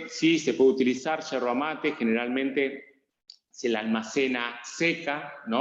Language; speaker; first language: Spanish; native; Spanish